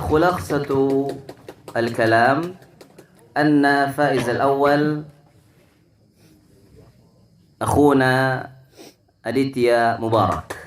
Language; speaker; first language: Arabic; non-native, fluent; Indonesian